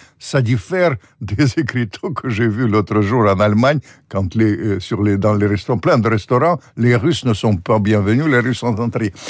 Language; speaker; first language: French; non-native, fluent; Russian